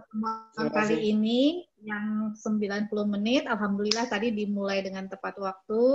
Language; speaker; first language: Indonesian; native; Indonesian